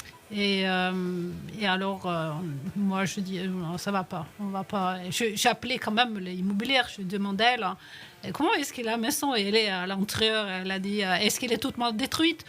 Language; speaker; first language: French; non-native, fluent; Norwegian